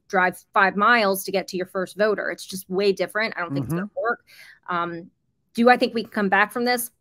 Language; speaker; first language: English; native; English